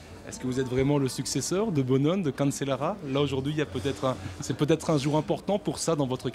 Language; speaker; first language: French; native; French